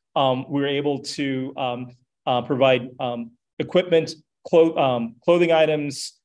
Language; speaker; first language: English; native; English